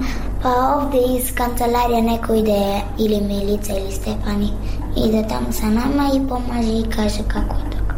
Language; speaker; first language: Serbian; non-native, learner; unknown